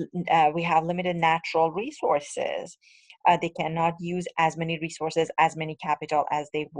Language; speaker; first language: English; non-native, fluent; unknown